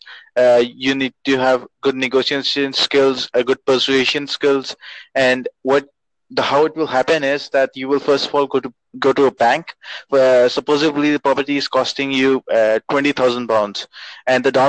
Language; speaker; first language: English; non-native, local second language; Urdu